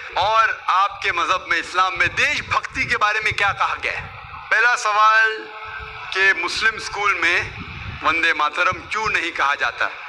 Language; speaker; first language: Hindi; non-native, local second language; Konkani